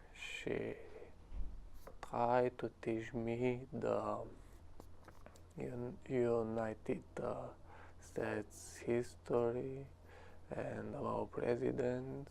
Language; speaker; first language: English; non-native, learner; Romanian